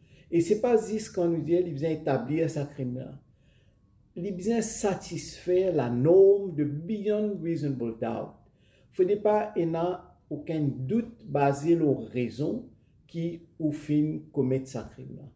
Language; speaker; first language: French; non-native, local second language; Morisyen